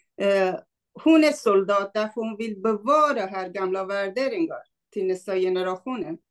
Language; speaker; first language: Swedish; non-native, fluent; Kurdish